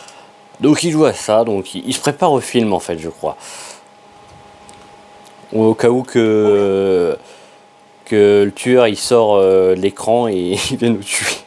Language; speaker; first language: French; native; French